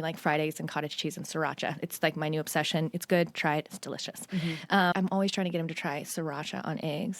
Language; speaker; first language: English; native; English